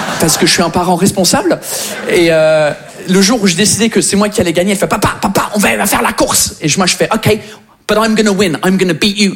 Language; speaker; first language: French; non-native, fluent; English